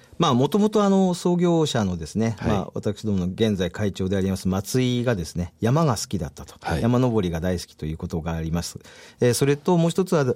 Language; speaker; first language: Japanese; native; Japanese